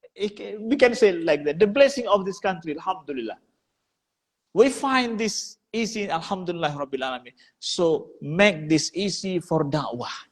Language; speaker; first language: English; non-native, learner; Indonesian